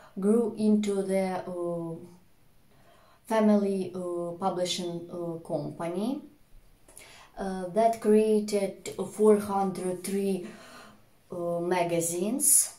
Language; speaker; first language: English; non-native, fluent; Russian